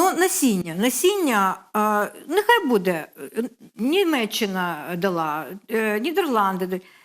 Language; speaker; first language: Ukrainian; non-native, local second language; Russian